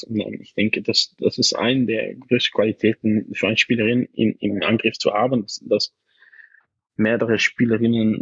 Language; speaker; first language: German; non-native, fluent; Dutch